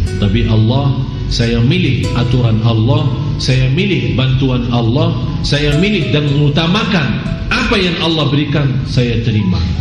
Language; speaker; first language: Malay; non-native, fluent; Arabic